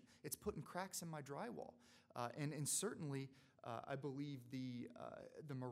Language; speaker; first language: English; native; English